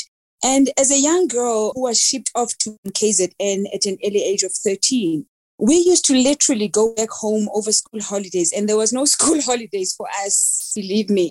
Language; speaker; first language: English; non-native, local second language; Xhosa